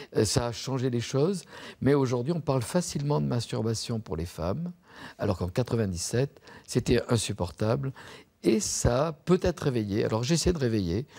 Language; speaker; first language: French; native; French